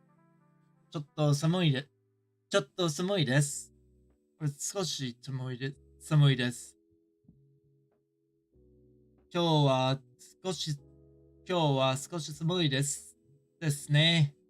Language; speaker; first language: Japanese; non-native, learner; English